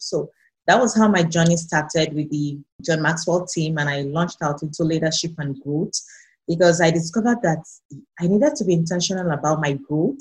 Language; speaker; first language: English; non-native, local second language; Yoruba